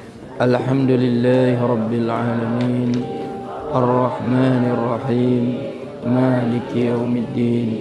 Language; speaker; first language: Arabic; non-native, fluent; Malay